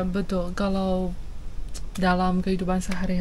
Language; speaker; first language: Indonesian; non-native, fluent; Chinese